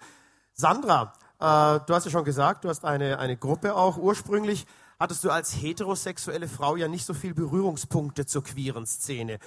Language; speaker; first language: German; native; German